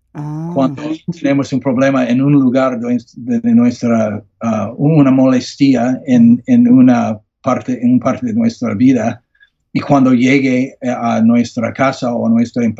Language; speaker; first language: Spanish; non-native, learner; English